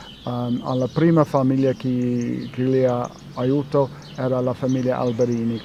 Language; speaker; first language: Italian; non-native, fluent; English